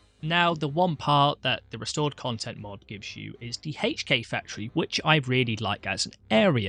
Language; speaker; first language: English; native; English